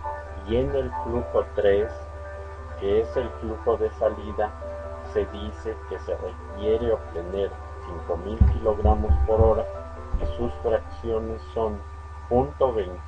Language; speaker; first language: Spanish; native; Spanish